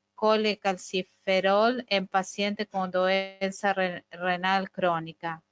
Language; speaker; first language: Portuguese; non-native, fluent; Spanish